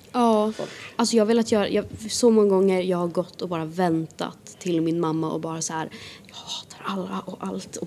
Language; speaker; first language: Swedish; native; Swedish